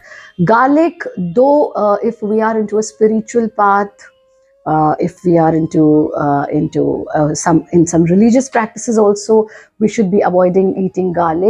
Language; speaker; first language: English; non-native, local second language; Hindi